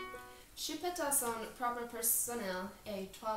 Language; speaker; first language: French; non-native, learner; English